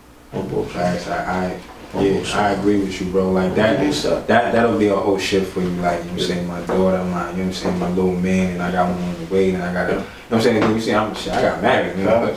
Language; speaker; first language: English; native; English